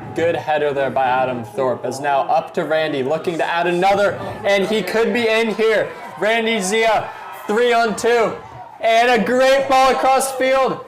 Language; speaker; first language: English; native; English